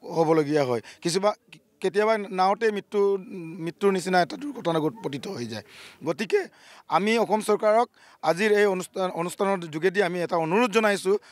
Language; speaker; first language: Assamese; native; Assamese